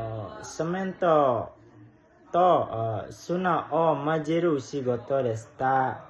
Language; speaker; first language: Japanese; non-native, learner; Indonesian